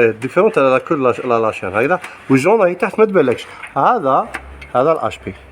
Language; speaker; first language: Arabic; native; Arabic